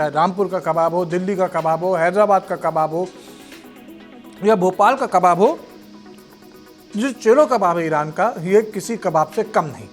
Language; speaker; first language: Hindi; native; Hindi